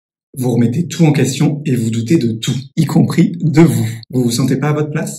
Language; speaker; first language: French; native; French